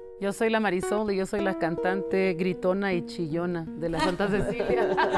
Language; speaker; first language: Spanish; early bilingual, heritage; Spanish